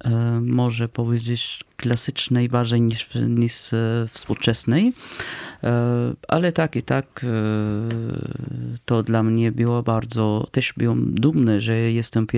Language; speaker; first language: Polish; non-native, fluent; Arabic